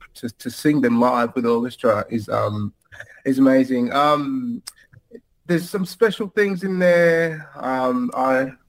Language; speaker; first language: English; native; English